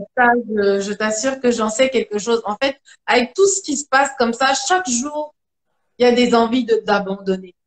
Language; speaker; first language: French; non-native, local second language; Mandingo